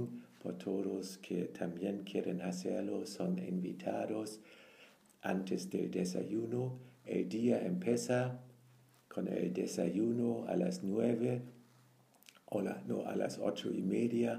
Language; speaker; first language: Spanish; non-native, fluent; German